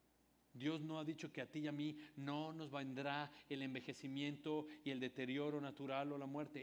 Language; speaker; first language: Spanish; native; Spanish